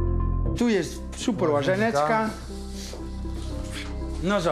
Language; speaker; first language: Polish; non-native, learner; Dutch